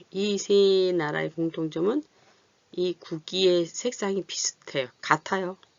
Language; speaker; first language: Korean; native; Korean